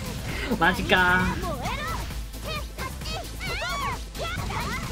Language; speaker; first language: Japanese; native; Japanese